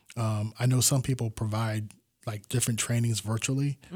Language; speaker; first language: English; native; English